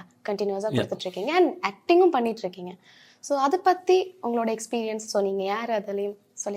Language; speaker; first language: Tamil; native; Tamil